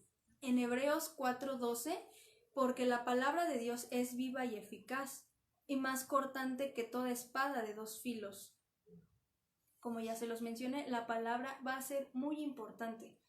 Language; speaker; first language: Spanish; native; Spanish